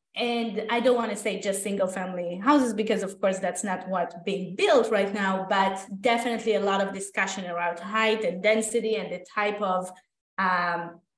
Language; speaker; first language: English; non-native, fluent; Hebrew